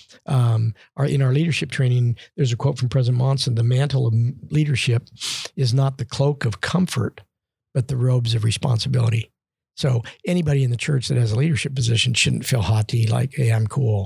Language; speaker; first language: English; native; English